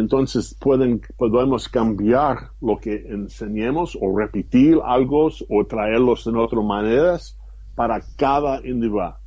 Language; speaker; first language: Spanish; non-native, fluent; English